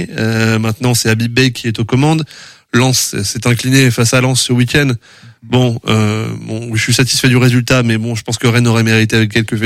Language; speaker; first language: French; native; French